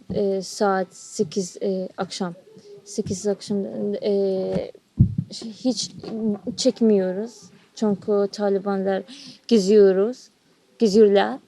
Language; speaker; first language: Turkish; non-native, learner; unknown